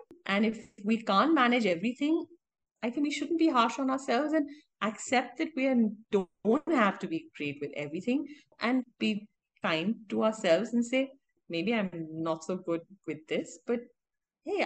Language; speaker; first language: English; non-native, local second language; Hindi